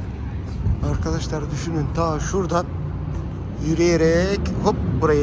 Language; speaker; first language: Turkish; native; Turkish